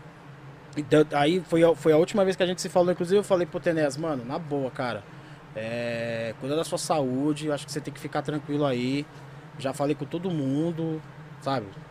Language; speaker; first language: Portuguese; native; Portuguese